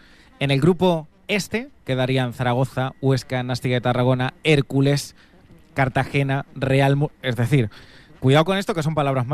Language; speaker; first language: Spanish; native; Spanish